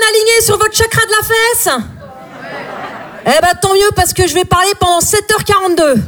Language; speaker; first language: French; native; French